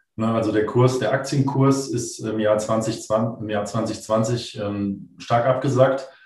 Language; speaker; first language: German; native; German